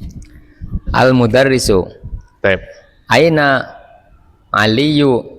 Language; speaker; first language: Arabic; non-native, learner; Indonesian